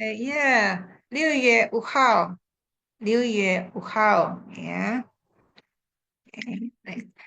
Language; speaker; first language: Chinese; non-native, fluent; Indonesian